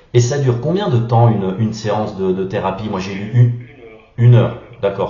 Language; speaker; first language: French; native; French